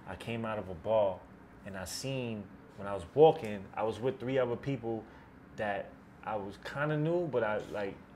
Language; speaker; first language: English; native; English